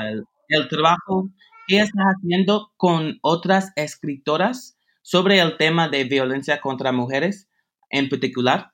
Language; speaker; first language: Spanish; non-native, fluent; English